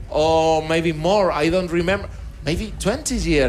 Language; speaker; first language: English; non-native, fluent; Spanish